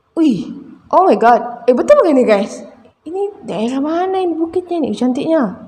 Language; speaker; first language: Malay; native; Malay